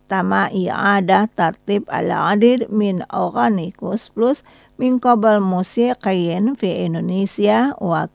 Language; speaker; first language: Arabic; non-native, fluent; Indonesian